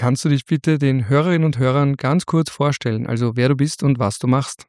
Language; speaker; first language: German; native; German